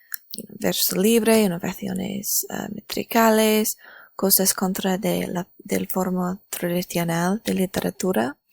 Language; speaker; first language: Spanish; non-native, learner; English